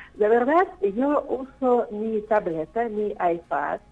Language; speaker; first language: Spanish; non-native, fluent; Russian